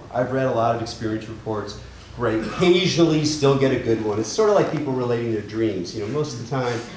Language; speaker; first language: English; native; English